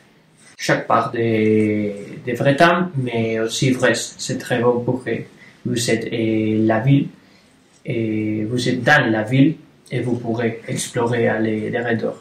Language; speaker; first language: French; non-native, learner; Spanish